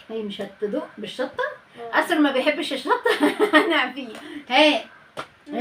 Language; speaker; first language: Arabic; native; Arabic